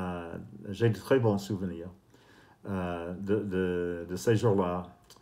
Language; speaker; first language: French; non-native, fluent; English